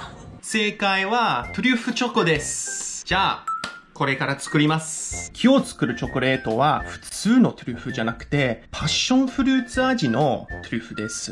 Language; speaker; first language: Japanese; non-native, fluent; English